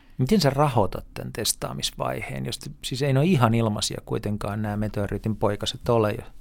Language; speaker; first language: Finnish; native; Finnish